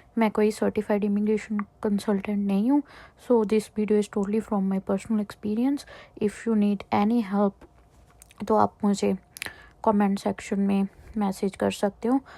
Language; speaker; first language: Hindi; non-native, local second language; Punjabi